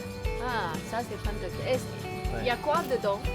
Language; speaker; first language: French; non-native, learner; Chinese